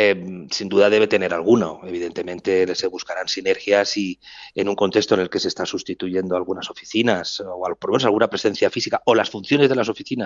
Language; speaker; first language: Spanish; native; Spanish